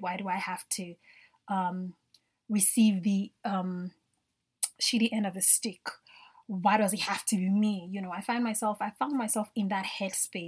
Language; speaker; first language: English; non-native, local second language; Yoruba